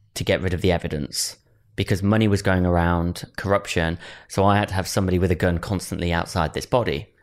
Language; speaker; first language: English; native; English